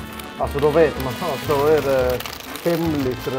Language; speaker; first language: Swedish; native; Swedish